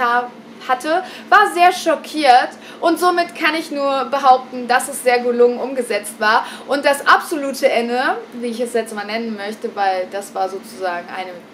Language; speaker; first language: German; native; German